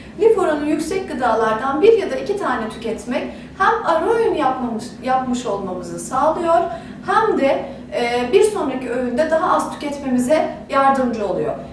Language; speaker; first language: Turkish; native; Turkish